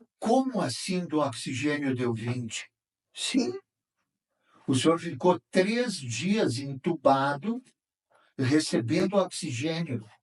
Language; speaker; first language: Portuguese; native; Portuguese